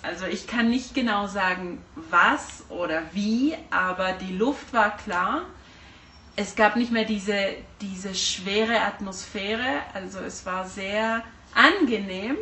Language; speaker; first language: German; early bilingual, heritage; German